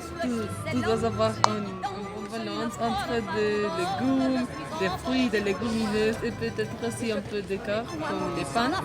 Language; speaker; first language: French; non-native, learner; Spanish